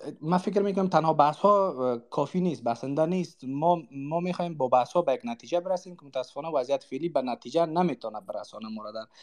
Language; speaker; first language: Persian; non-native, local second language; Uzbek